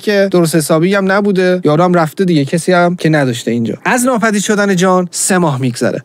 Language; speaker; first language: Persian; native; Persian